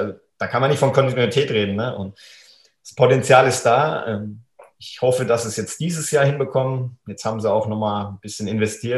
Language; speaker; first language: German; native; German